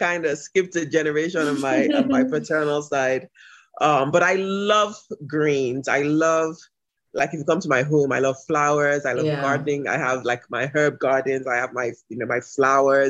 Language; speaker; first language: English; non-native, local second language; Yoruba